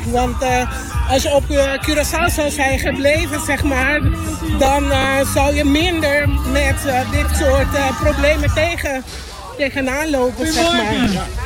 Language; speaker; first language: Dutch; non-native, local second language; Papiamento